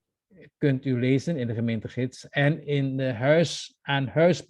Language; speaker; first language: Dutch; non-native, fluent; Indonesian